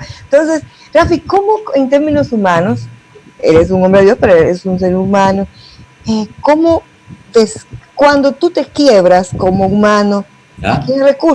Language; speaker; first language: Spanish; native; Spanish